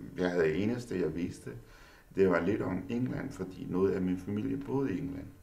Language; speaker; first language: Danish; non-native, fluent; Urdu